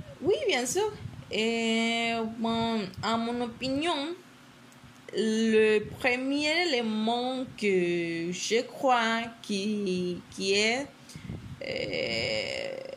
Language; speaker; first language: French; non-native, learner; Spanish